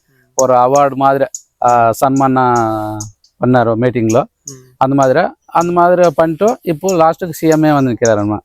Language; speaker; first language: Tamil; non-native, local second language; Telugu